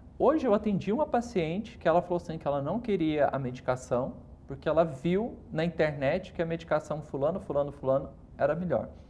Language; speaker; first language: Portuguese; native; Portuguese